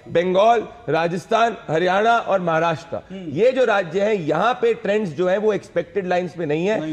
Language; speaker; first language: Hindi; native; Hindi